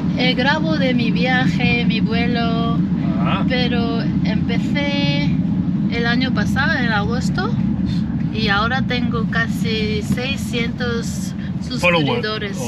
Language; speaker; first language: Spanish; non-native, learner; Korean